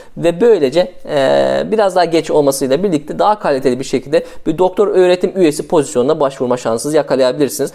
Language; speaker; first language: Turkish; early bilingual, heritage; Turkish